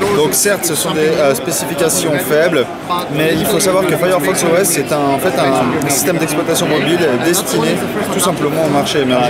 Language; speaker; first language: French; native; French